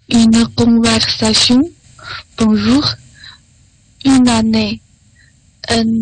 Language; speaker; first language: French; non-native, learner; Chinese